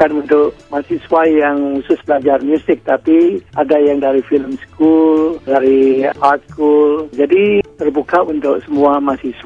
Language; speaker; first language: Indonesian; non-native, local second language; Balinese